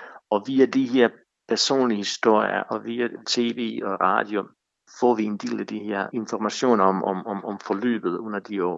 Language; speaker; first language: Danish; non-native, fluent; Bosnian